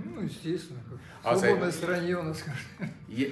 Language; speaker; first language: Russian; native; Russian